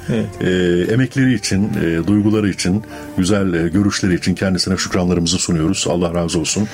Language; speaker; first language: Turkish; native; Turkish